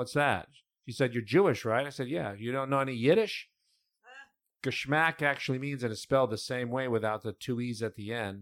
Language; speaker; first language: English; native; English